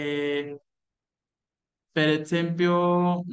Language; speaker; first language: Italian; non-native, fluent; Spanish